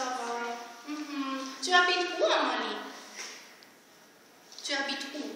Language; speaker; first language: French; non-native, fluent; Armenian